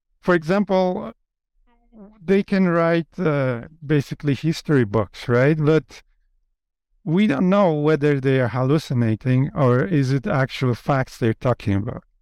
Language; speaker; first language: English; non-native, fluent; Polish